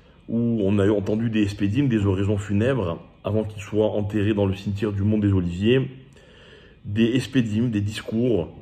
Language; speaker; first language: French; native; French